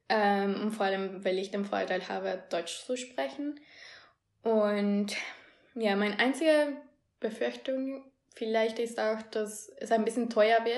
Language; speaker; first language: German; non-native, fluent; Spanish